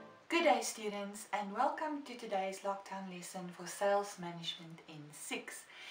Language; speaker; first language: English; non-native, local second language; Afrikaans